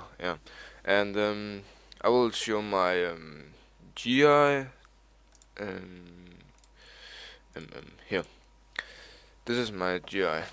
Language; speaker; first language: English; non-native, learner; Danish